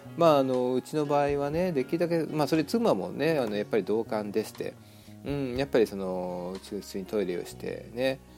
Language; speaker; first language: Japanese; native; Japanese